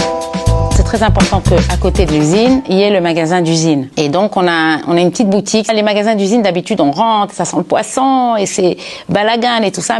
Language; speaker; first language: French; native; French